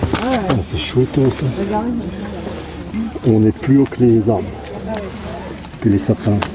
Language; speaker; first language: French; native; French